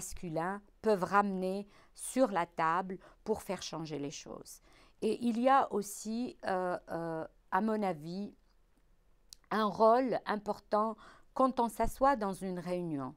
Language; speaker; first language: French; non-native, local second language; Arabic